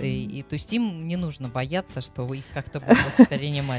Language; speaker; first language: Russian; native; Russian